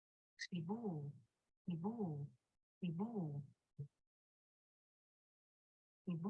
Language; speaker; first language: Hebrew; non-native, learner; English